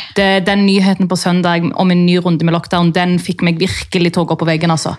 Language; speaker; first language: Norwegian; native; Norwegian